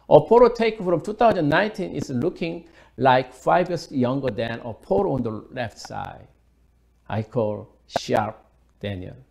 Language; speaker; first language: English; non-native, fluent; Korean